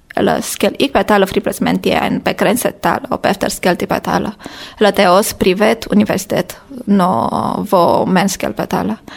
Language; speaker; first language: Danish; non-native, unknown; Romanian